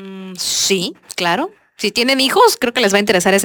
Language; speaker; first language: Spanish; native; Spanish